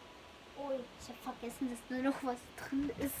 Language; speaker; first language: German; early bilingual, heritage; German